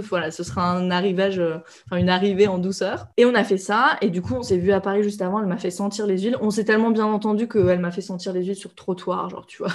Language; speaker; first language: French; native; French